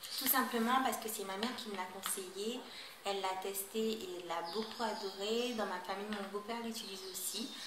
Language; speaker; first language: French; native; French